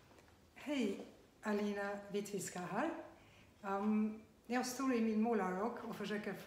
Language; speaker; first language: Swedish; non-native, fluent; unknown